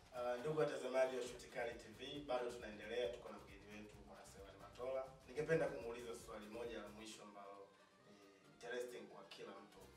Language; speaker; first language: Swahili; native; Swahili